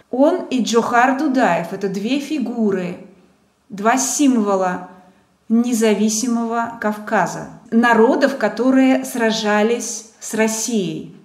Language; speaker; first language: Russian; non-native, local second language; Georgian